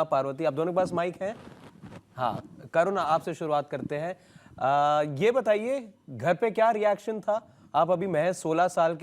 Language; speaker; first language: Hindi; native; Hindi